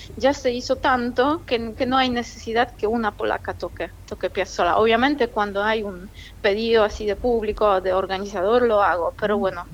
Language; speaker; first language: Spanish; non-native, fluent; Polish